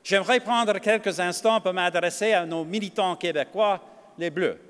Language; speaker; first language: French; non-native, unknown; English